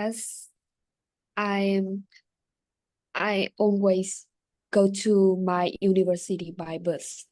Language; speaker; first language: English; non-native, learner; Vietnamese